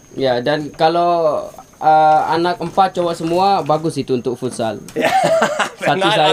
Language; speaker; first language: Indonesian; non-native, local second language; Sasak